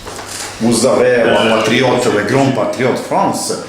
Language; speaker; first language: French; non-native, learner; Serbian